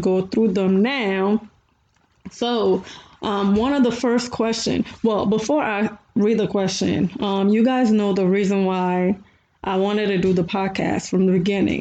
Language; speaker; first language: English; early bilingual, other home language; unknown